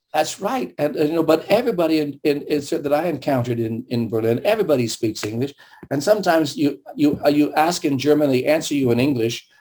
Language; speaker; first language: English; early bilingual, other home language; German